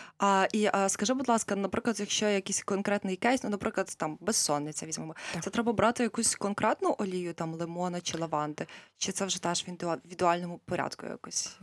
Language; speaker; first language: Ukrainian; native; Ukrainian